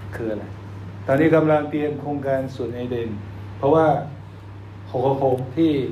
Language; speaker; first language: Thai; non-native, fluent; Chinese